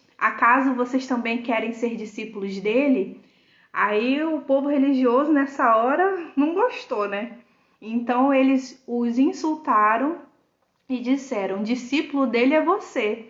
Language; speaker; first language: Portuguese; native; Portuguese